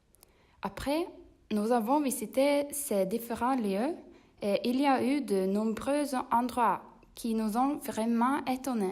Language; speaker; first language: French; non-native, learner; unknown